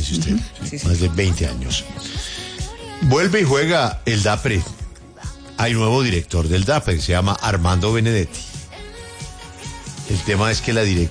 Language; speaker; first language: Spanish; native; Spanish